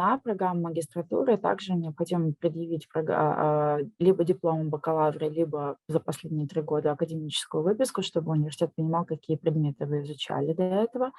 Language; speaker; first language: Russian; native; Russian